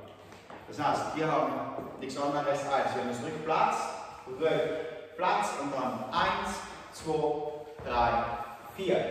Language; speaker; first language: German; native; German